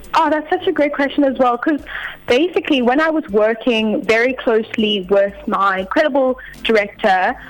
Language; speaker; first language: English; native; English